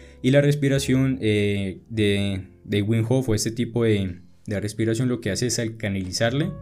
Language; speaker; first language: Spanish; native; Spanish